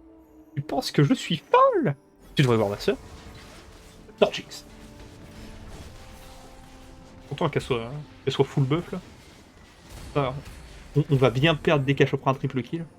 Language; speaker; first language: French; native; French